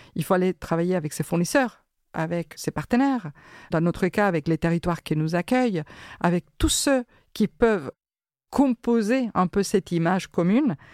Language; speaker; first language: French; non-native, fluent; Spanish